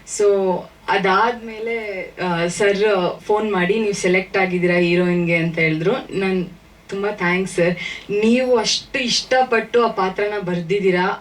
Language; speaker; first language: Kannada; native; Kannada